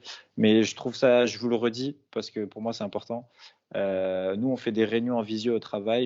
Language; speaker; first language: French; native; French